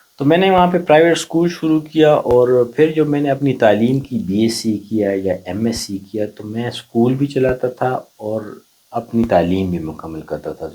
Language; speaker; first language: Urdu; non-native, local second language; Pashto